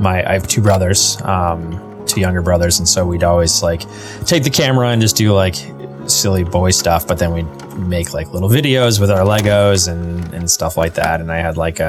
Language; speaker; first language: English; native; English